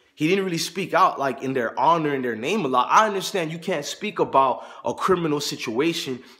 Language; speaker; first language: English; native; English